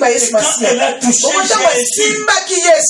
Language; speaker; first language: French; non-native, local second language; Lingala